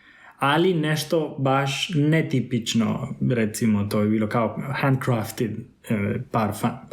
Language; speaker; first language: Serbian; non-native, fluent; Spanish